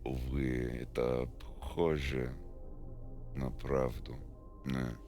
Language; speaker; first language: Russian; non-native, learner; English